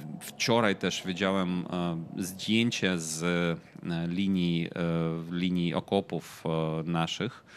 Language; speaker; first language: Polish; non-native, fluent; Ukrainian